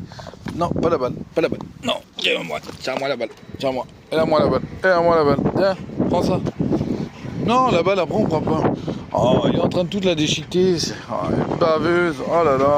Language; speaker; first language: French; native; French